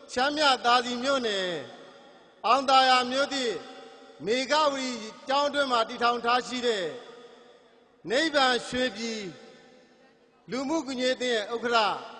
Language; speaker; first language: Burmese; native; Burmese